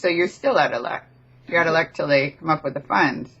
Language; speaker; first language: English; native; English